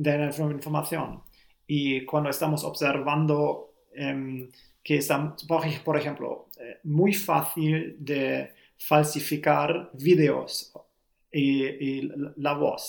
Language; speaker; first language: Spanish; non-native, learner; German